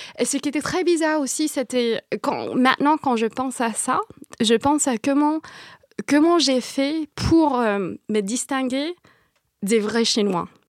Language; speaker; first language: French; non-native, fluent; Vietnamese